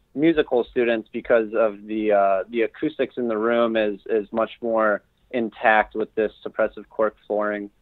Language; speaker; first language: English; native; English